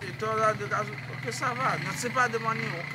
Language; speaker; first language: French; non-native, learner; Spanish